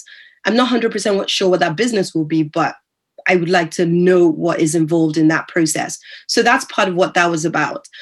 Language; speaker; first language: English; non-native, local second language; Yoruba